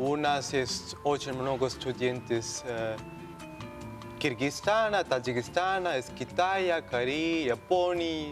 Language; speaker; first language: Russian; non-native, learner; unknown